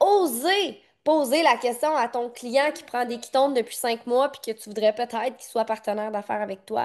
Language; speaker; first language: French; native; French